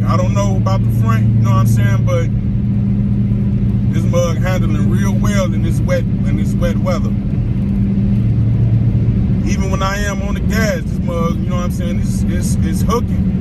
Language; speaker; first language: English; native; English